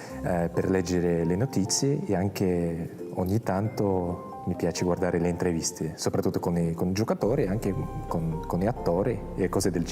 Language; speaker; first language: Italian; non-native, fluent; Russian